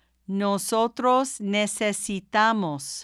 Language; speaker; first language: Spanish; non-native, fluent; English